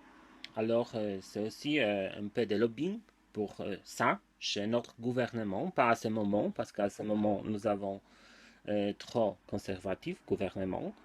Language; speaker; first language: French; non-native, learner; Polish